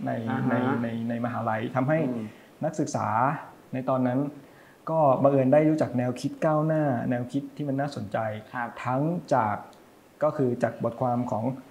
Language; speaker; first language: Thai; native; Thai